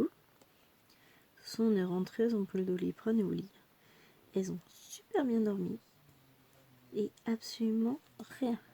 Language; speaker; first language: French; native; French